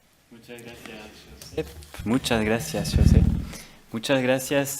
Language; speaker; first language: Spanish; non-native, fluent; French